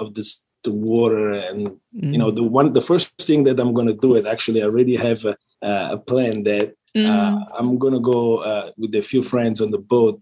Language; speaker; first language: English; non-native, fluent; Italian